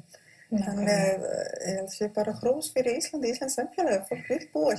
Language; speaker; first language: Icelandic; non-native, fluent; Croatian